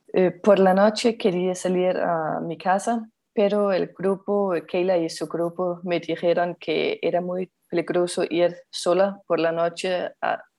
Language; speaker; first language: Spanish; non-native, fluent; Danish